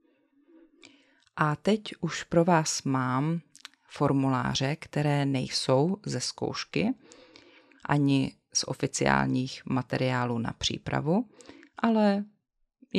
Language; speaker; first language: Czech; native; Czech